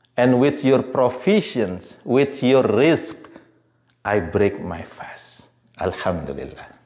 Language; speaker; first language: English; non-native, fluent; Indonesian